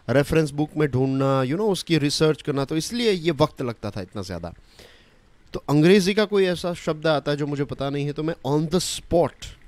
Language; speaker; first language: Hindi; non-native, local second language; Gujarati